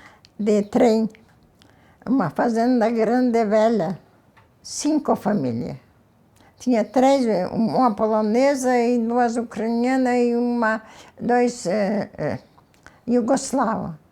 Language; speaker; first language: Portuguese; early bilingual, other home language; Ukrainian